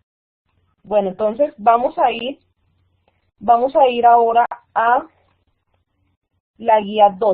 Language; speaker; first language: Spanish; native; Spanish